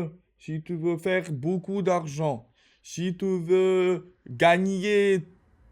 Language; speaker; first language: French; non-native, learner; Russian